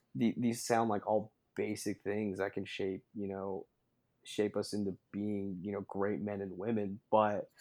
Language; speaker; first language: English; native; English